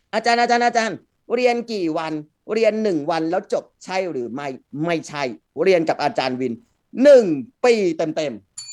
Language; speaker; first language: Thai; native; Thai